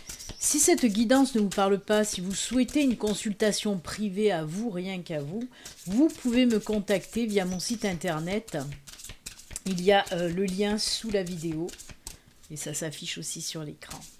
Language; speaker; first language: French; native; French